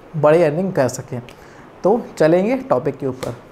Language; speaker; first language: Hindi; native; Hindi